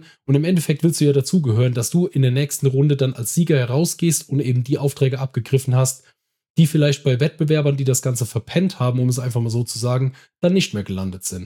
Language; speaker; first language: German; native; German